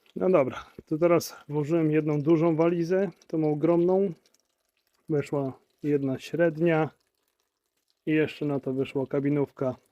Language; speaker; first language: Polish; native; Polish